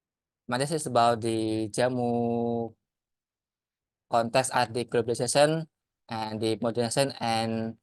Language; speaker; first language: English; non-native, learner; Indonesian